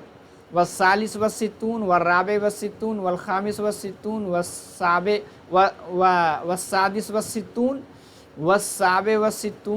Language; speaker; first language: Arabic; non-native, fluent; Urdu